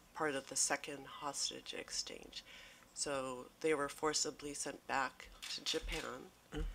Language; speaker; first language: English; native; English